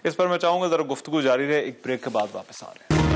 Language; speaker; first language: Urdu; native; Urdu